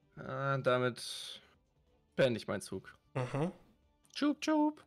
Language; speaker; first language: German; native; German